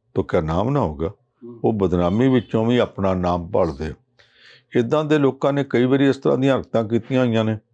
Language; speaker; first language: Punjabi; native; Punjabi